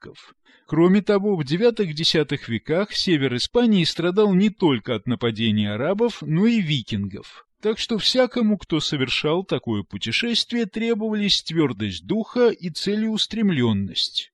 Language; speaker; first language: Russian; native; Russian